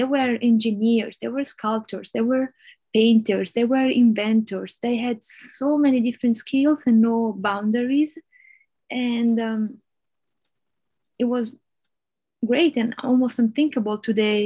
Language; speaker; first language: English; non-native, fluent; Italian